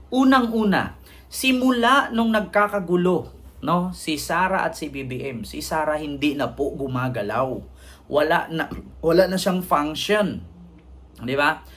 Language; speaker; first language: Filipino; non-native, local second language; Cebuano